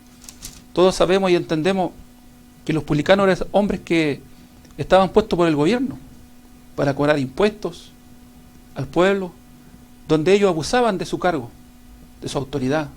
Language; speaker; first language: Spanish; native; Spanish